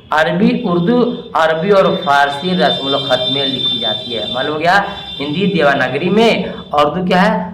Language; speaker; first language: Urdu; native; Urdu